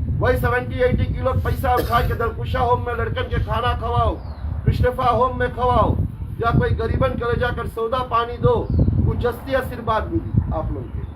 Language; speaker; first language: Hindi; native; Hindi